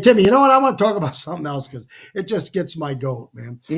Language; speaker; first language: English; native; English